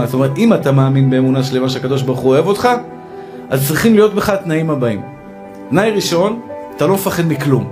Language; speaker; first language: Hebrew; native; Hebrew